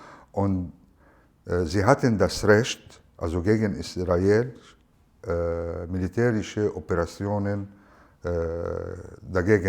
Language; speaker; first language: German; non-native, fluent; Arabic